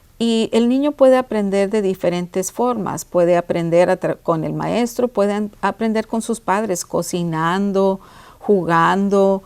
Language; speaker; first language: Spanish; early bilingual, heritage; Spanish